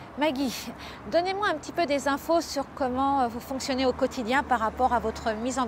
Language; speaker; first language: French; native; French